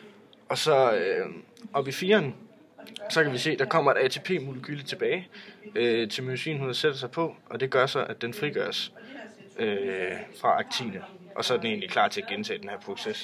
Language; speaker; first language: Danish; native; Danish